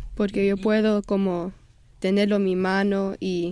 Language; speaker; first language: Spanish; early bilingual, heritage; Spanish